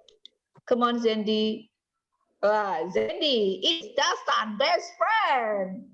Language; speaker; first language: English; non-native, learner; Indonesian